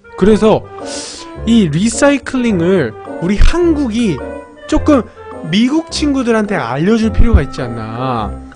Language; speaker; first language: Korean; early bilingual, heritage; Korean